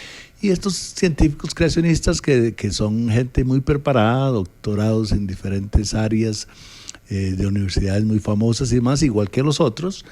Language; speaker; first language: Spanish; native; Spanish